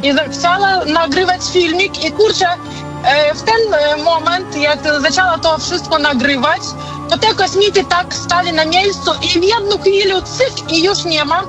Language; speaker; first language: Polish; non-native, learner; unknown